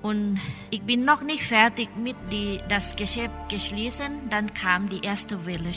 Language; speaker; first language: German; non-native, learner; Thai